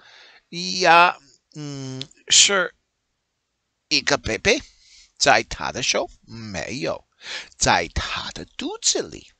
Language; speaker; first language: Chinese; non-native, learner; English